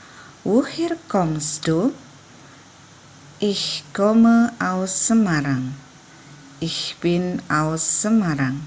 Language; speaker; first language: German; non-native, fluent; Indonesian